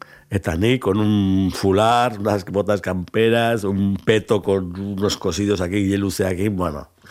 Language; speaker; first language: Spanish; non-native, local second language; Basque